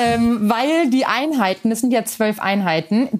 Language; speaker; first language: German; native; German